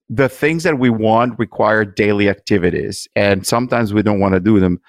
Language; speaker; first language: English; non-native, fluent; Italian